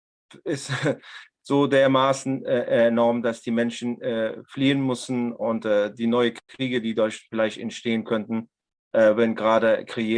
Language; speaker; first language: German; non-native, fluent; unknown